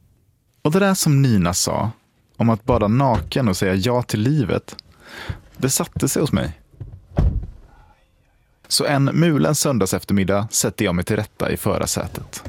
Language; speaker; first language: Swedish; native; Swedish